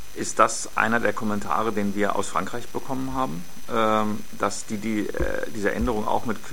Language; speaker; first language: German; native; German